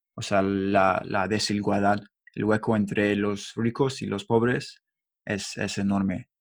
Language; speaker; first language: Spanish; non-native, learner; English